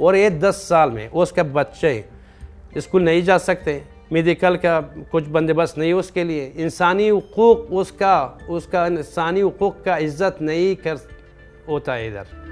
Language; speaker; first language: Hindi; non-native, fluent; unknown